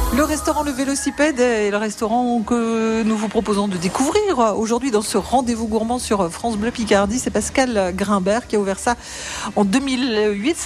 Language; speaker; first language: French; native; French